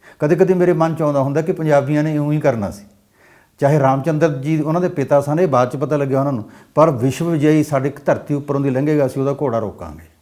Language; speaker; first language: Punjabi; non-native, local second language; Haryanvi